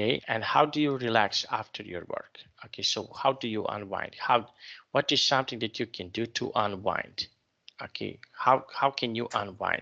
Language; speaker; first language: English; non-native, fluent; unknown